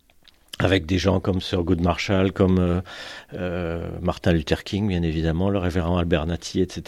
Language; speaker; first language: French; native; French